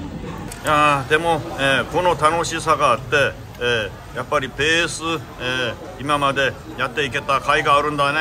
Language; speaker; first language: Japanese; non-native, fluent; Korean